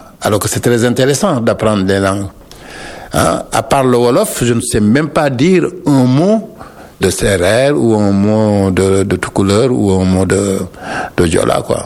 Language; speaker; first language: French; non-native, local second language; Wolof